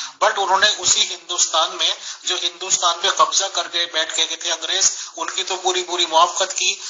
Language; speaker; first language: Urdu; non-native, local second language; Hindi